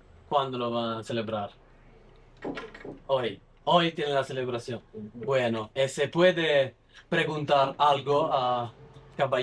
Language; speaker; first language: Spanish; non-native, learner; Italian